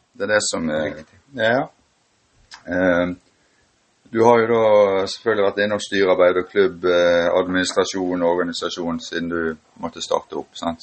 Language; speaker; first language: Norwegian; native; Norwegian